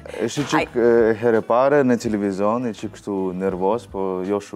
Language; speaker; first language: Albanian; non-native, learner; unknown